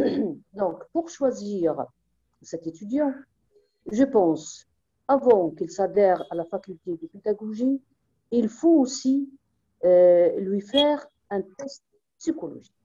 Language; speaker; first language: French; non-native, local second language; Arabic